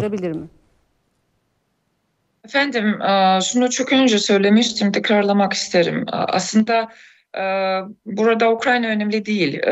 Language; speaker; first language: Turkish; non-native, fluent; Russian